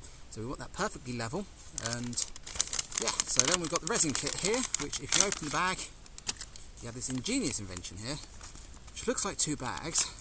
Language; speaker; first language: English; native; English